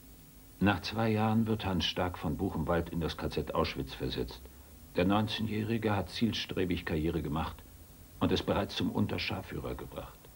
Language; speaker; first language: German; native; German